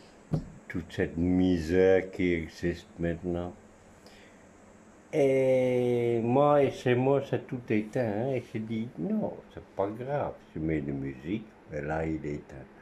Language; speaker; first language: French; non-native, fluent; Dutch